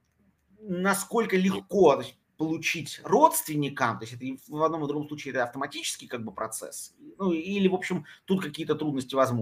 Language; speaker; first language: Russian; native; Russian